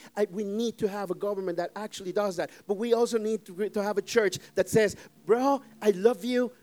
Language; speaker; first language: English; non-native, fluent; Spanish